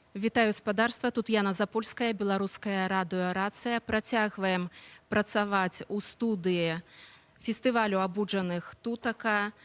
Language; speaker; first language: Belarusian; non-native, local second language; Russian